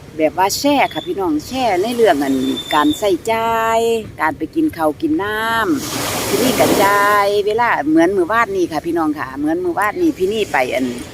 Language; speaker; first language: Thai; non-native, local second language; Northeastern Thai